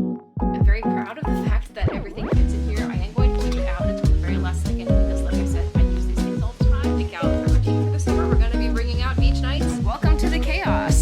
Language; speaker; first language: English; native; English